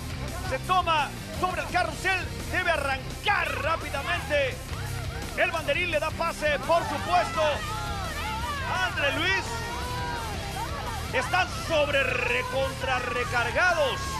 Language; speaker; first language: Spanish; native; Spanish